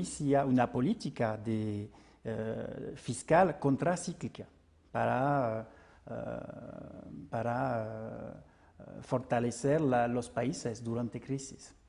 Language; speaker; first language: Spanish; non-native, fluent; French